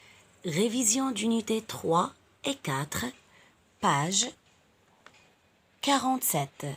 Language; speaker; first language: French; non-native, local second language; Arabic